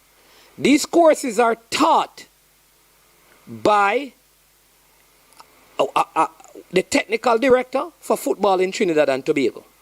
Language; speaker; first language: English; non-native, local second language; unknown